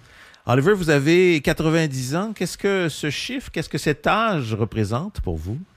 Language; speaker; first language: French; native; French